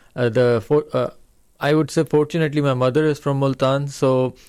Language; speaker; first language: English; non-native, local second language; Urdu